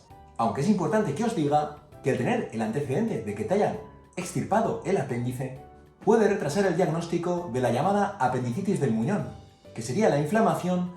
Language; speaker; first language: Spanish; native; Spanish